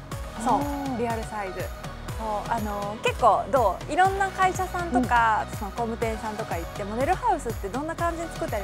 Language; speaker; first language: Japanese; native; Japanese